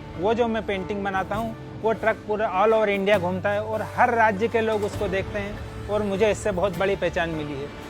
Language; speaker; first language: Hindi; non-native, local second language; Marathi